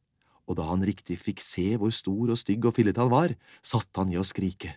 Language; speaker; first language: Norwegian; native; Norwegian